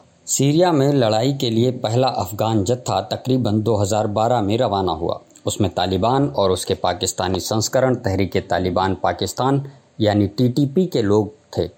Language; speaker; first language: Hindi; native; Hindi